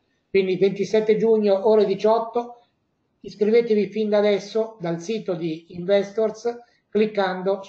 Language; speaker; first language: Italian; native; Italian